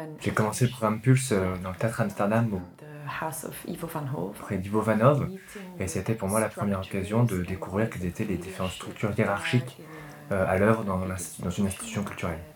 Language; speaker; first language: French; native; French